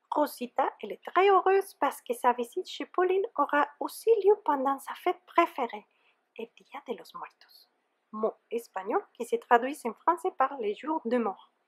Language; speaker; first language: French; non-native, fluent; Spanish